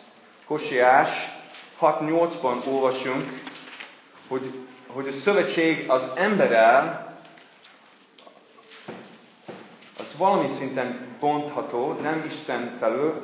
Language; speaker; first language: Hungarian; non-native, fluent; English